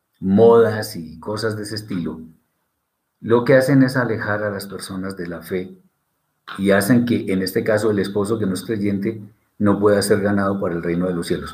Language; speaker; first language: Spanish; native; Spanish